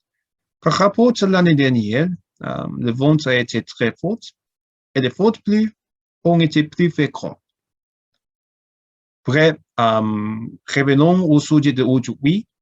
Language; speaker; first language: French; non-native, learner; Cantonese